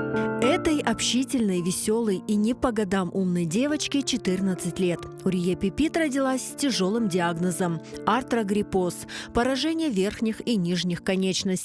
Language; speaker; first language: Russian; native; Russian